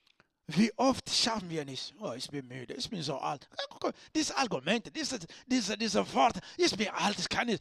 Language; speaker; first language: German; non-native, learner; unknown